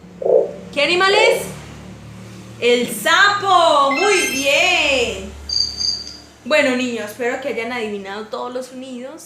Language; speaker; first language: Spanish; native; Spanish